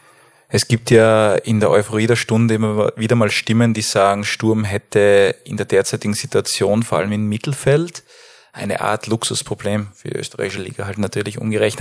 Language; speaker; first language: German; native; German